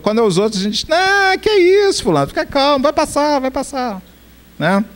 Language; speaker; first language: Portuguese; native; Portuguese